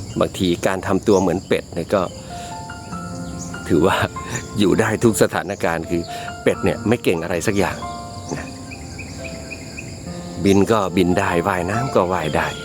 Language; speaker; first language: Thai; native; Thai